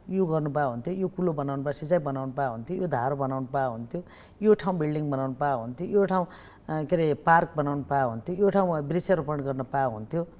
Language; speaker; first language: Nepali; native; Nepali